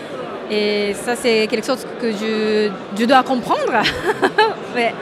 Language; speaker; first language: French; non-native, fluent; Japanese